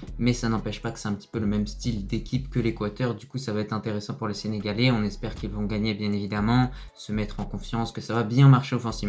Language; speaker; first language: French; native; French